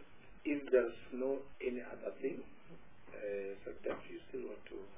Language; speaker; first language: English; non-native, local second language; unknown